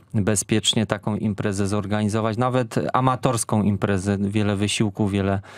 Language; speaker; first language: Polish; native; Polish